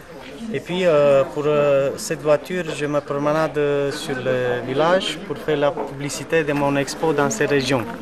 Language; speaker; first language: French; non-native, learner; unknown